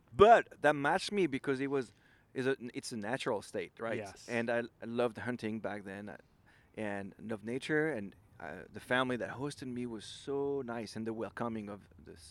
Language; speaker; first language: English; non-native, fluent; French